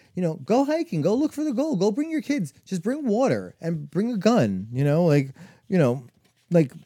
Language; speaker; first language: English; native; English